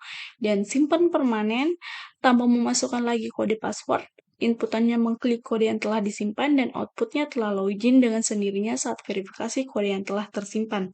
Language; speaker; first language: Indonesian; native; Indonesian